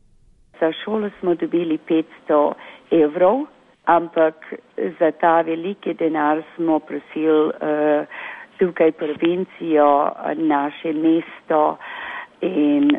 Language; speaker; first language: Slovenian; early bilingual, heritage; Slovenian